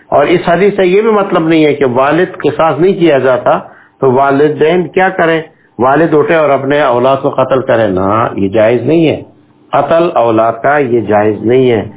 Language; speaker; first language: Urdu; non-native, local second language; Pashto